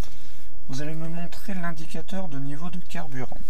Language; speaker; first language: French; native; French